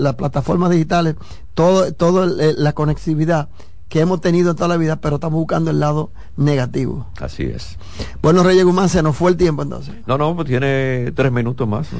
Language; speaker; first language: Spanish; native; Spanish